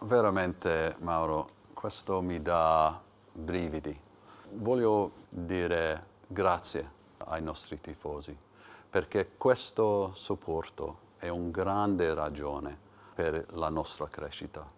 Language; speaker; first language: Italian; non-native, learner; English